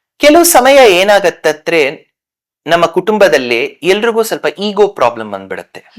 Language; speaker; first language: Kannada; non-native, local second language; Tamil